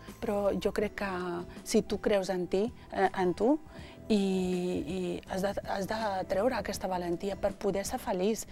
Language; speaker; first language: Catalan; early bilingual, other home language; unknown